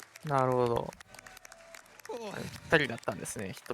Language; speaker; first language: Japanese; native; Japanese